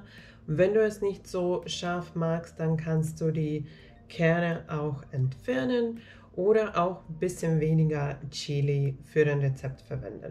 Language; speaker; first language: German; non-native, fluent; Finnish